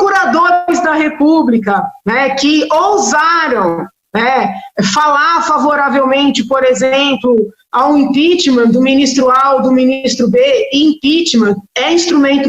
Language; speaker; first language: Portuguese; native; Portuguese